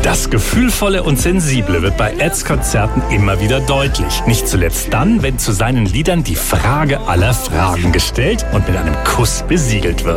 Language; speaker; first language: German; native; German